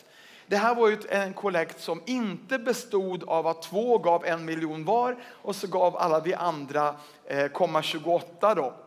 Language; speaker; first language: Swedish; native; Swedish